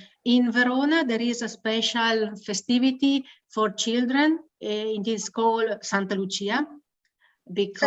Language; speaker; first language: English; non-native, learner; Italian